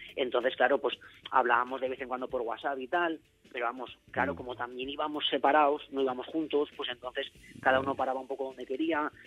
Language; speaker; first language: Spanish; native; Spanish